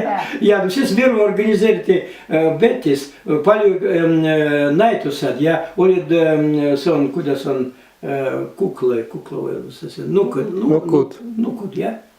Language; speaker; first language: Estonian; non-native, learner; Russian